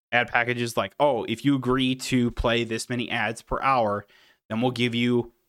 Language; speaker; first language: English; native; English